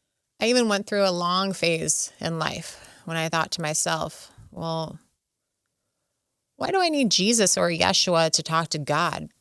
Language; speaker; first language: English; native; English